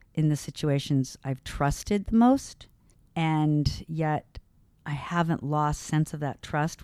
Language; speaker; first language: English; native; English